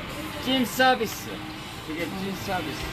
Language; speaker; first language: Korean; native; Korean